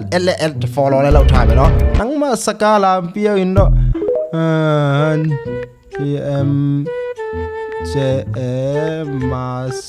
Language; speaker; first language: Burmese; non-native, local second language; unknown